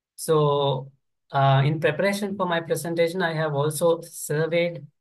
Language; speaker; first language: English; non-native, local second language; Sinhala